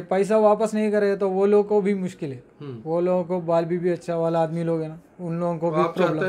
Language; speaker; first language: Hindi; non-native, local second language; Malayalam